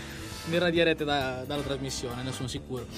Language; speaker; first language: Italian; native; Italian